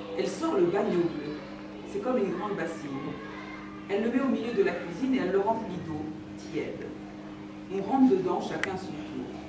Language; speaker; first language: French; early bilingual, other home language; Ladino